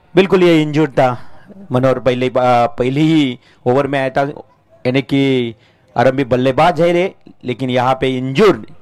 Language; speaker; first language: Hindi; non-native, local second language; Marathi